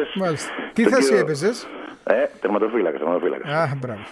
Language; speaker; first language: Greek; native; Greek